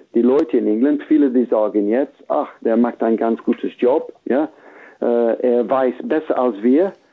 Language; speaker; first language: German; non-native, fluent; English